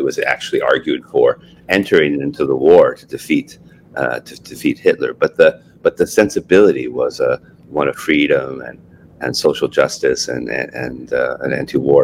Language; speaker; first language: English; native; English